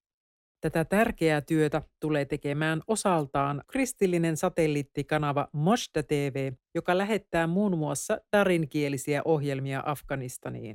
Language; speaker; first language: Finnish; native; Finnish